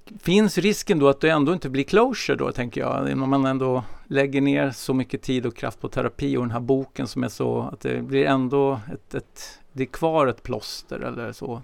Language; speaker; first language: Swedish; native; Swedish